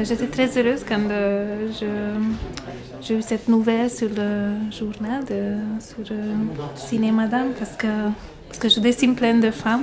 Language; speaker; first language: French; non-native, fluent; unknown